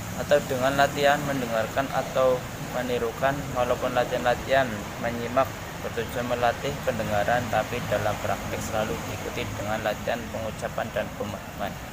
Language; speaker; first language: Indonesian; native; Indonesian